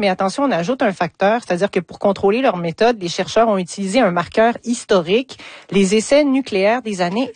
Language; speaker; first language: French; native; French